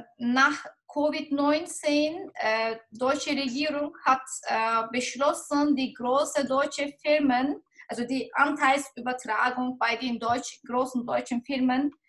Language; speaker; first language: German; non-native, fluent; Turkish